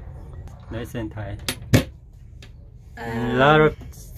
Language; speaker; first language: English; non-native, learner; Korean